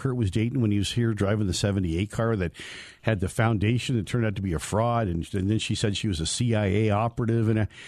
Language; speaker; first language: English; native; English